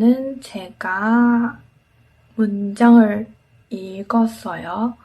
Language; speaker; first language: Korean; non-native, learner; Chinese